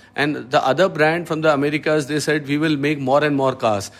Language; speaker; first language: English; non-native, local second language; Malayalam